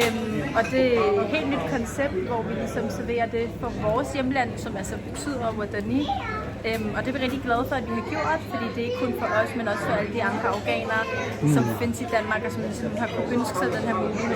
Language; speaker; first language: Danish; early bilingual, other home language; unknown